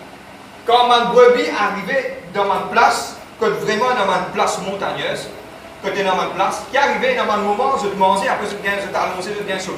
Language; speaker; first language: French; non-native, learner; Morisyen